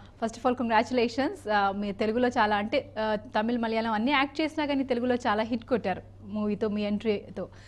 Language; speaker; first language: Telugu; native; Telugu